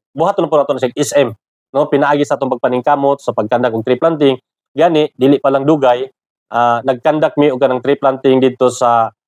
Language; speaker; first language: Cebuano; non-native, local second language; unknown